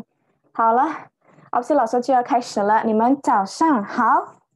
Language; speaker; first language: Chinese; non-native, fluent; Indonesian